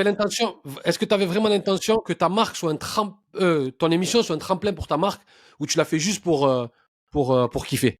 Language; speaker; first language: French; native; French